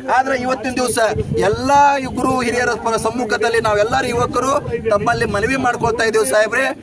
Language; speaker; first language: Kannada; non-native, local second language; Lambadi